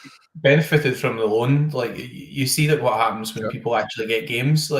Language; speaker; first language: English; native; English